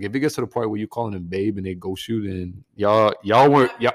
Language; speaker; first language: English; native; English